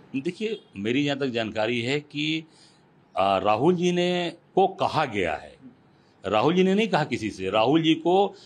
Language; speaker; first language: Hindi; native; Hindi